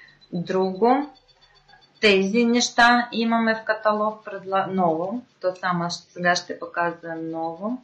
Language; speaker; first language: Bulgarian; non-native, fluent; Russian